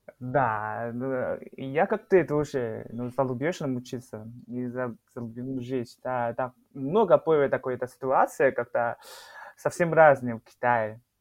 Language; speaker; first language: Russian; non-native, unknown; Chinese